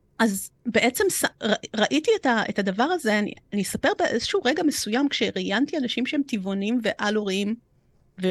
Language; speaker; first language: Hebrew; early bilingual, other home language; Romanian